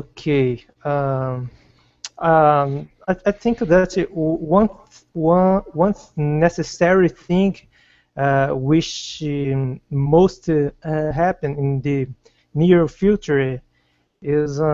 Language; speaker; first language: English; non-native, learner; Portuguese